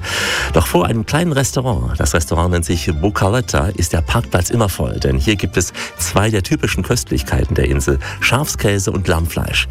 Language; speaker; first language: German; native; German